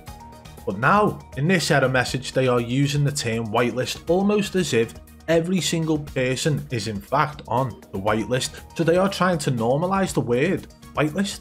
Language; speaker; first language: English; native; English